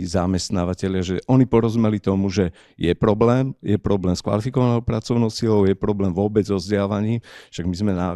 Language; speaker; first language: Slovak; native; Slovak